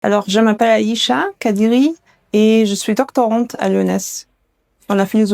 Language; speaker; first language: French; non-native, learner; German